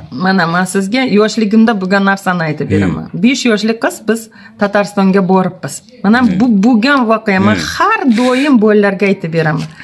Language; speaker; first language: Uzbek; non-native, local second language; Tatar